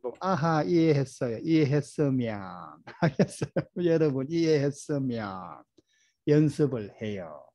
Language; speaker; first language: Korean; native; Korean